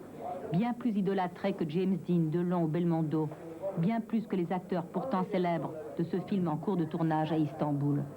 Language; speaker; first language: French; native; French